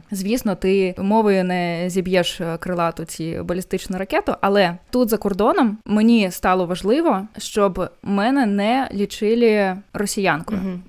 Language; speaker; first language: Ukrainian; non-native, fluent; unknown